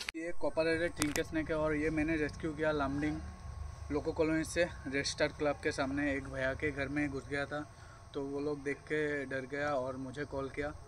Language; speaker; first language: Hindi; non-native, local second language; Bangla